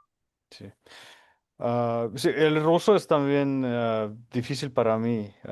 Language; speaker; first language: Spanish; non-native, fluent; Finnish